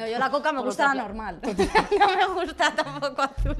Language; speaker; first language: Spanish; native; Spanish